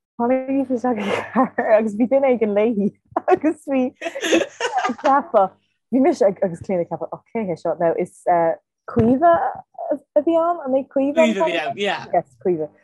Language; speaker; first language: Irish; non-native, local second language; English